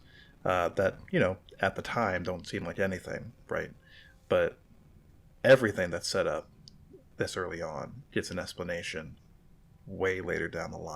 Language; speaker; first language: English; native; English